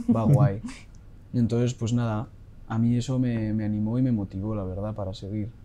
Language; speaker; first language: Spanish; native; Spanish